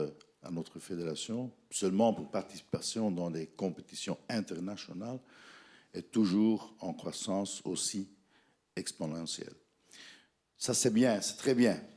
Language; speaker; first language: French; non-native, fluent; Dutch